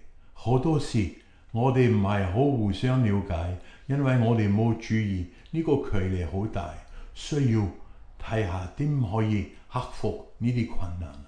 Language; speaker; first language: Chinese; non-native, fluent; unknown